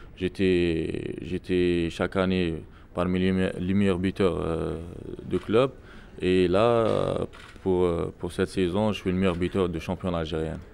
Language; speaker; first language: French; non-native, local second language; Arabic